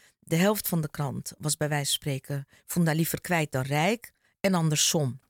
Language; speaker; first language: Dutch; early bilingual, other home language; Turkish